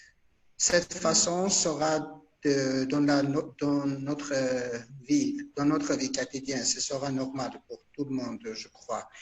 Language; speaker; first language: French; non-native, fluent; Armenian